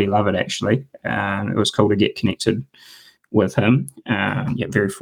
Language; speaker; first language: English; native; English